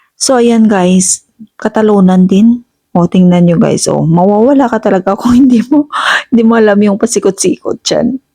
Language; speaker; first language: Filipino; non-native, local second language; Hiligaynon